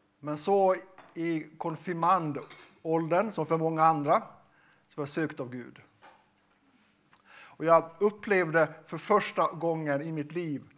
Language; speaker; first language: Swedish; non-native, local second language; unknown